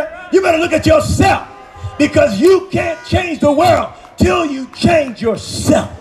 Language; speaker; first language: English; native; English